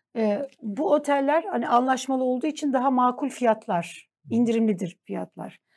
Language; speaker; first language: Turkish; native; Turkish